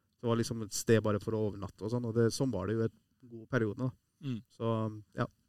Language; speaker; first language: Norwegian; early bilingual, other home language; Persian